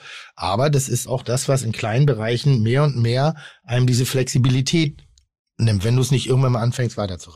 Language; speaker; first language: German; native; German